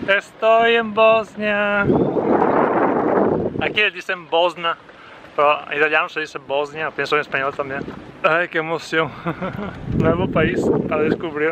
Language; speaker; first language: Spanish; non-native, fluent; Italian